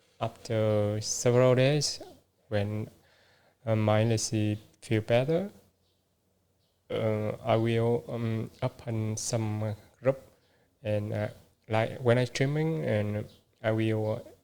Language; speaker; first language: English; non-native, learner; Vietnamese